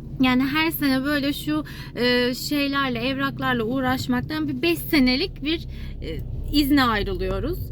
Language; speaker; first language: Turkish; native; Turkish